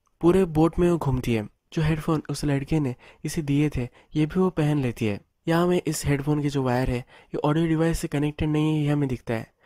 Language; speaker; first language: Hindi; native; Hindi